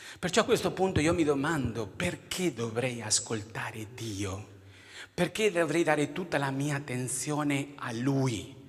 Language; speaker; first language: Italian; non-native, fluent; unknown